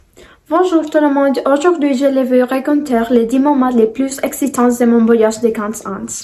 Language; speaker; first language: French; non-native, learner; Spanish